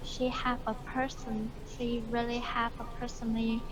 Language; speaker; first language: English; non-native, learner; Vietnamese